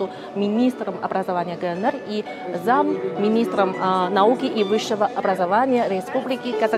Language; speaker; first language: Russian; non-native, fluent; Chinese